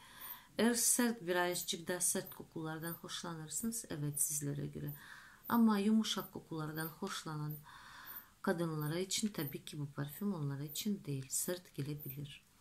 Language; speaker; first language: Turkish; non-native, fluent; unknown